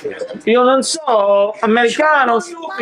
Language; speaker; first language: Italian; non-native, learner; English